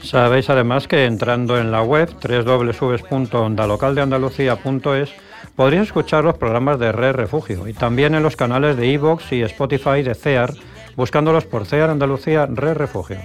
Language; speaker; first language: Spanish; native; Spanish